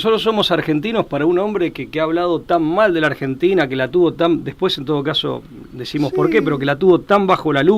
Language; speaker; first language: Spanish; native; Spanish